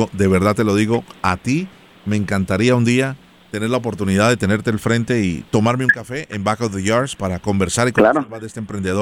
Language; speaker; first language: Spanish; native; Spanish